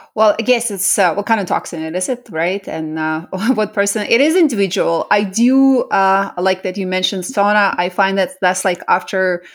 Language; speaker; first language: English; early bilingual, other home language; Russian